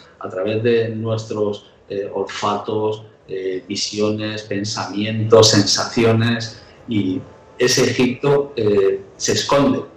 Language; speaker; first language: Spanish; early bilingual, heritage; Spanish